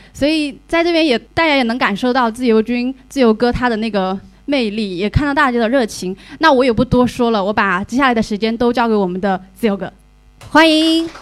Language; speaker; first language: Chinese; native; Chinese